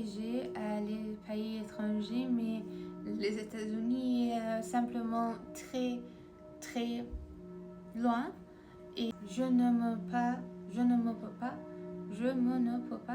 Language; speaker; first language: French; non-native, learner; Persian